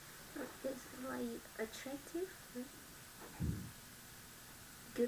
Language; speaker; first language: English; non-native, learner; Vietnamese